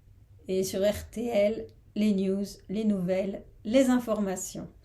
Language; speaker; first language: French; non-native, fluent; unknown